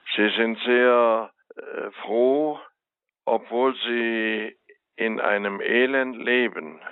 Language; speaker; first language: German; native; German